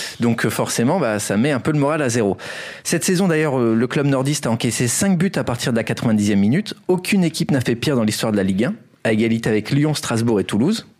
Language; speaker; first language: French; native; French